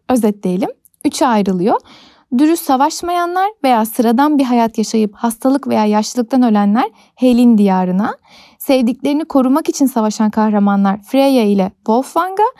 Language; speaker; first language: Turkish; native; Turkish